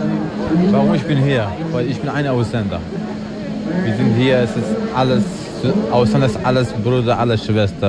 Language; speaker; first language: German; non-native, learner; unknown